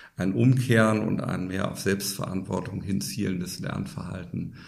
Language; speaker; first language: German; native; German